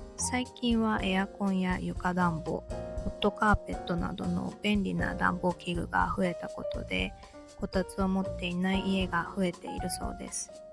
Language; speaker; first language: Japanese; native; Japanese